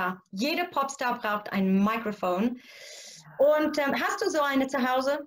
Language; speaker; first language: German; non-native, fluent; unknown